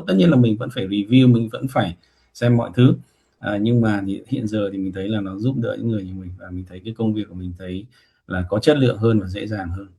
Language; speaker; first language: Vietnamese; native; Vietnamese